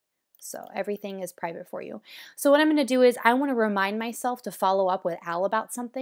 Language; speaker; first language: English; native; English